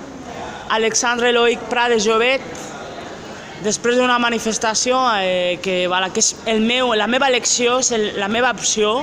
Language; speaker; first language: Catalan; non-native, local second language; Spanish